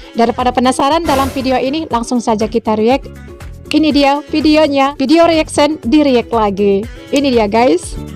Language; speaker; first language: Malay; native; Malay